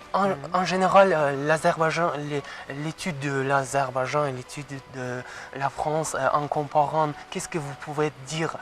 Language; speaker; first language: French; non-native, fluent; Azerbaijani